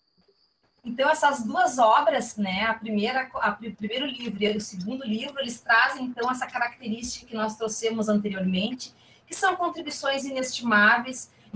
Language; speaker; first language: Portuguese; native; Portuguese